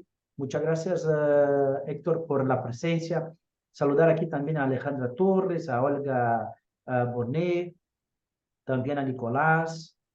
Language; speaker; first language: Spanish; non-native, fluent; Portuguese